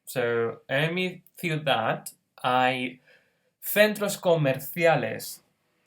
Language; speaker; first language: Spanish; non-native, fluent; English